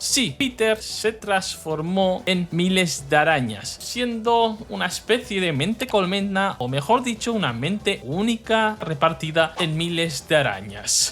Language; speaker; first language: Spanish; native; Spanish